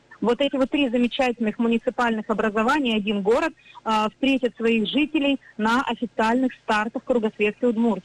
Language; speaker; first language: Russian; native; Russian